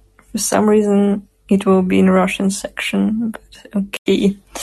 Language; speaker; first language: English; non-native, fluent; Russian